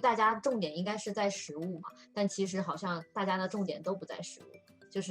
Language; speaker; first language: Chinese; native; Chinese